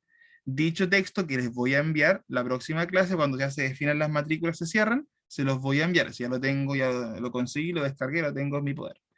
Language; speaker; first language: Spanish; native; Spanish